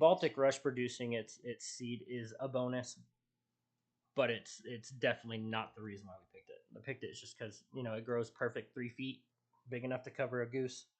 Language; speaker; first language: English; native; English